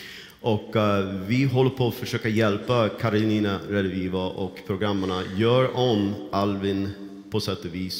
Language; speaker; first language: Swedish; non-native, fluent; English